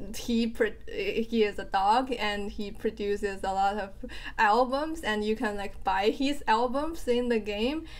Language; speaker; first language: English; non-native, fluent; Chinese